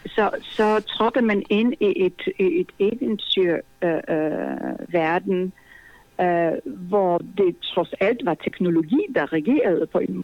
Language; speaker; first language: Danish; non-native, fluent; Polish